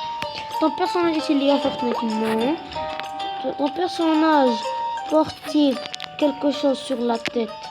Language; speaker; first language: French; non-native, local second language; Arabic